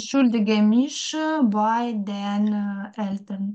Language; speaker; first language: German; non-native, learner; Ukrainian